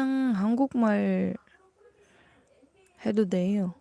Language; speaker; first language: Korean; non-native, learner; Filipino